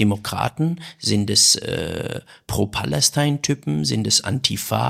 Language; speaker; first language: German; non-native, fluent; Persian